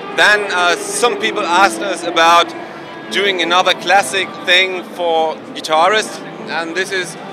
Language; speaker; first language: English; non-native, fluent; German